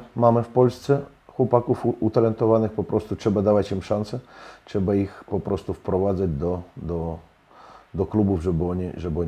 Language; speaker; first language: Polish; non-native, fluent; Russian